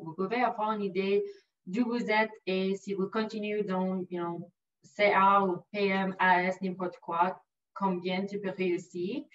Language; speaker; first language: French; non-native, local second language; English